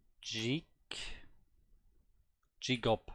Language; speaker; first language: Korean; non-native, learner; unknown